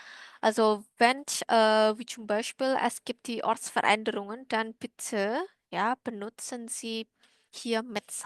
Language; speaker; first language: German; non-native, learner; Indonesian